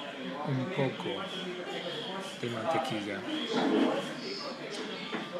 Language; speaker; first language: Spanish; non-native, fluent; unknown